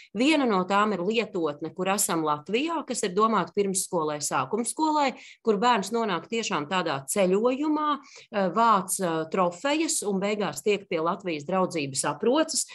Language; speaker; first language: Latvian; native; Latvian